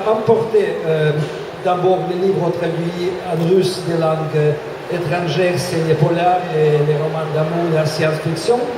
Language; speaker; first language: French; non-native, fluent; Russian